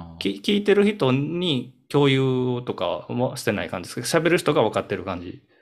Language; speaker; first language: Japanese; native; Japanese